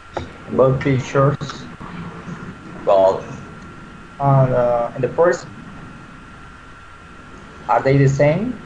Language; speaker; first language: English; non-native, learner; Spanish